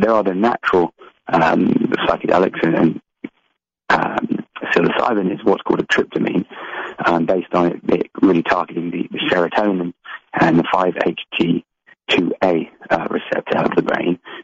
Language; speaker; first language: English; native; English